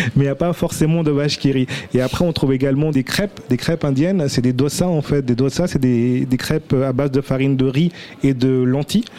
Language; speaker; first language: French; early bilingual, other home language; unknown